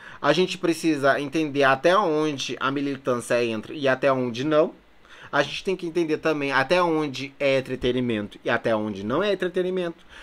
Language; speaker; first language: Portuguese; native; Portuguese